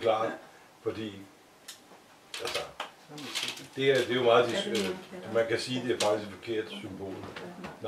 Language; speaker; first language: Danish; native; Danish